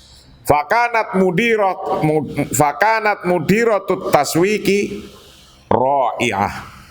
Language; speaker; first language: Arabic; non-native, fluent; Indonesian